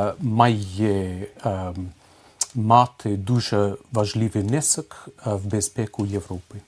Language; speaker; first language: Ukrainian; non-native, fluent; English